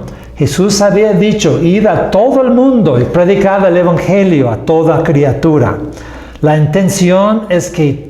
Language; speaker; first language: Spanish; non-native, fluent; English